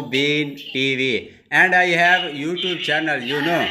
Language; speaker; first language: English; non-native, learner; Urdu